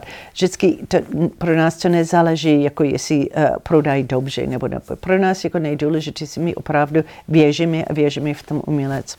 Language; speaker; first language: Czech; non-native, learner; English